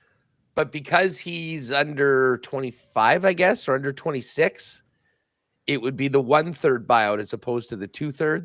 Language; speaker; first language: English; native; English